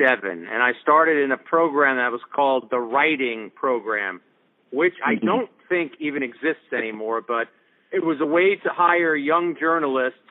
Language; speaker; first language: English; native; English